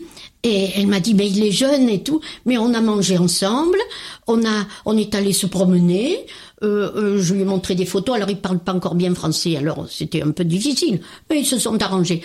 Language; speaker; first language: French; native; French